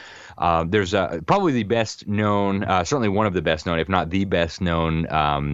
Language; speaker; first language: English; native; English